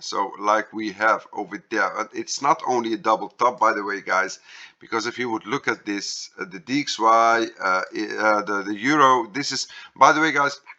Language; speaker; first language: English; non-native, fluent; Dutch